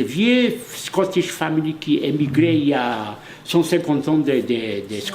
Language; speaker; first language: French; non-native, fluent; Polish